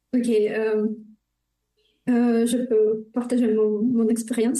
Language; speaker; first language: French; non-native, fluent; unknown